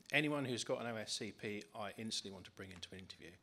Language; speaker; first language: English; native; English